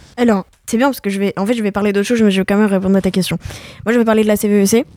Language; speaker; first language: French; native; French